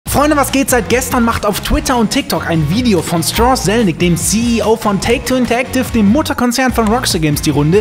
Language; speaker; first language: German; native; German